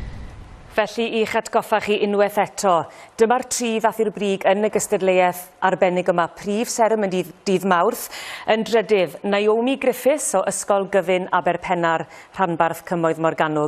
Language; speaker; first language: Welsh; native; Welsh